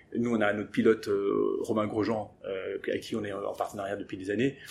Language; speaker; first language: French; early bilingual, other home language; English